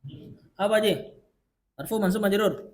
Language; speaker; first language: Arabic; non-native, fluent; Indonesian